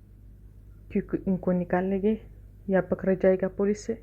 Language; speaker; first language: Hindi; non-native, fluent; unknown